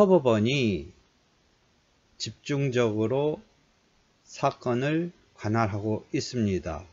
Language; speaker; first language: Korean; native; Korean